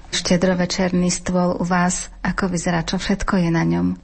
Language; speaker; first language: Slovak; native; Slovak